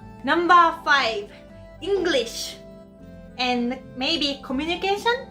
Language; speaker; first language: Hindi; non-native, fluent; Japanese